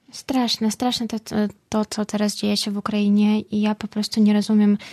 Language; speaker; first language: Polish; non-native, fluent; Russian